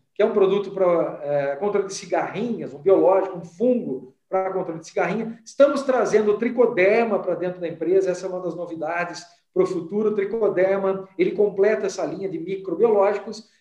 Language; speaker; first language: Portuguese; native; Portuguese